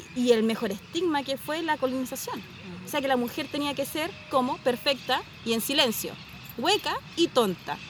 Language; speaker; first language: Spanish; native; Spanish